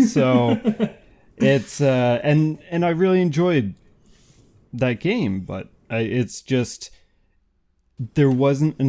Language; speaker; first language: English; native; English